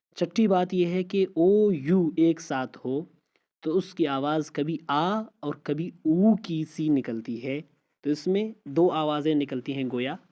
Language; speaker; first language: Urdu; non-native, local second language; Baluchi